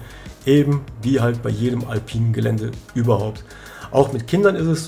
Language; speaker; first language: German; native; German